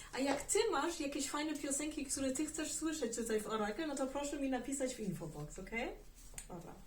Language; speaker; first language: Polish; early bilingual, heritage; German